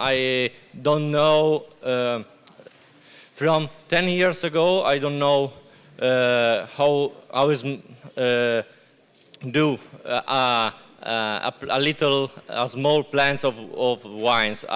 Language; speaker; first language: English; non-native, learner; Italian